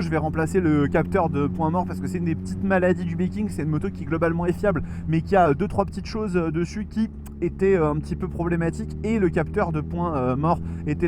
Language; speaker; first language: French; native; French